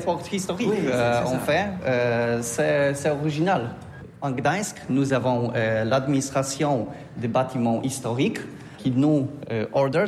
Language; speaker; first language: French; non-native, learner; Polish